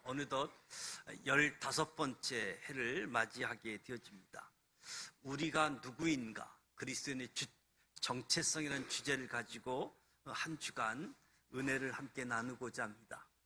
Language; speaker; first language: Korean; native; Korean